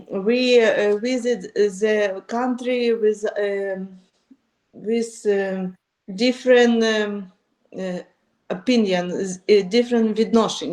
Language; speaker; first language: English; non-native, learner; Ukrainian